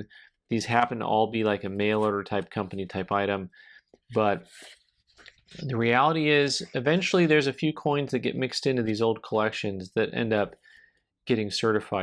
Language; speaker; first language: English; native; English